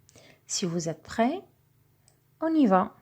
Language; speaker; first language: French; non-native, local second language; Arabic